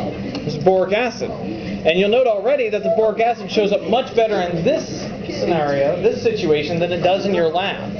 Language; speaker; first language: English; native; English